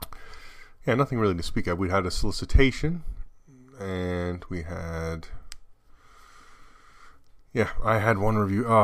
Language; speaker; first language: English; native; English